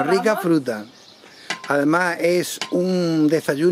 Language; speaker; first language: Spanish; native; Spanish